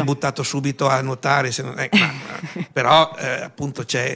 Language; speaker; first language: Italian; native; Italian